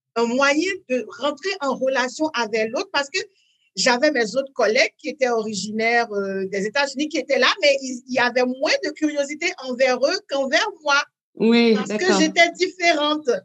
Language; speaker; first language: French; native; French